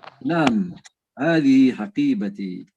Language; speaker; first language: Arabic; non-native, learner; Indonesian